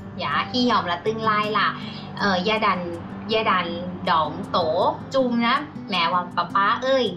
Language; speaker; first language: Vietnamese; non-native, learner; Thai